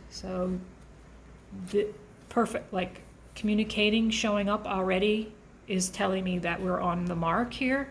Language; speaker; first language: English; native; English